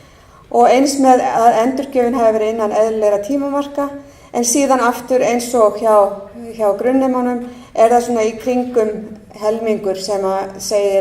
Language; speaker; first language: Icelandic; native; Icelandic